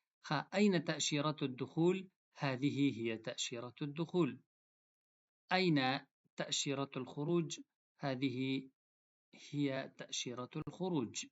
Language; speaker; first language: Arabic; non-native, fluent; Pashto